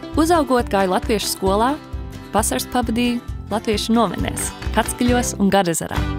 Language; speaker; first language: Latvian; early bilingual, heritage; Latvian